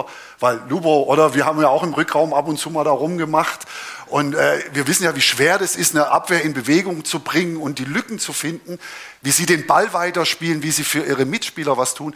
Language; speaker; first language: German; native; German